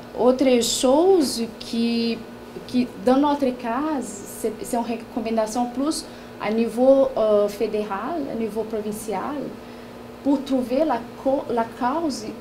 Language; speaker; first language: French; non-native, fluent; Portuguese